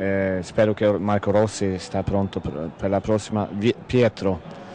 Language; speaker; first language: Italian; non-native, fluent; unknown